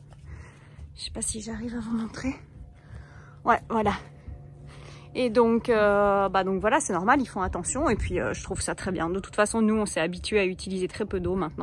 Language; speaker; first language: French; native; French